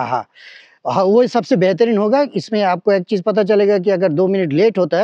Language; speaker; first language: Hindi; non-native, learner; Bangla